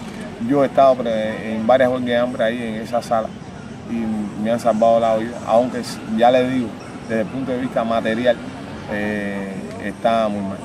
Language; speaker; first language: Spanish; native; Spanish